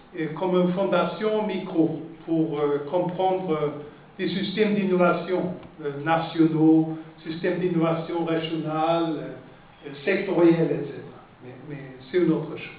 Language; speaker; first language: French; non-native, fluent; Swedish